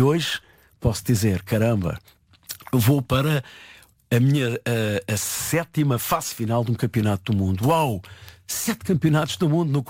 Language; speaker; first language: Portuguese; native; Portuguese